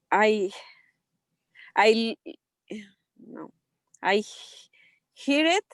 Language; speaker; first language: English; non-native, learner; Spanish